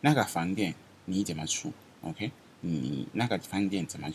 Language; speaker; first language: Chinese; non-native, learner; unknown